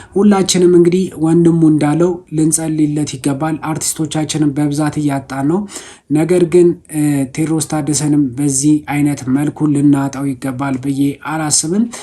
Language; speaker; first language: Amharic; native; Amharic